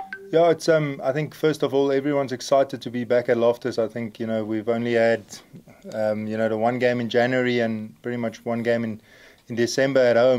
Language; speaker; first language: English; non-native, local second language; Afrikaans